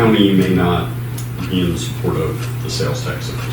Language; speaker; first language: English; native; English